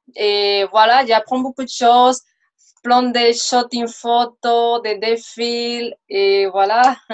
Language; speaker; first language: French; non-native, fluent; Spanish